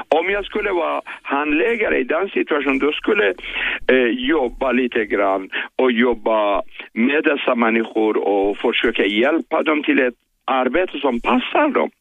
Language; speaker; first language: Swedish; non-native, fluent; Kurdish